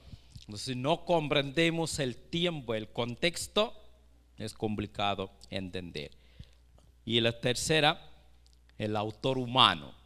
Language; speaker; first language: Spanish; non-native, fluent; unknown